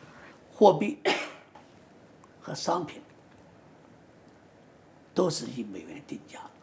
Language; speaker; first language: Chinese; native; Chinese